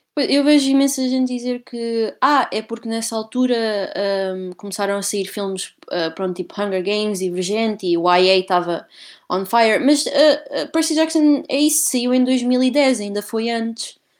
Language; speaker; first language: Portuguese; native; Portuguese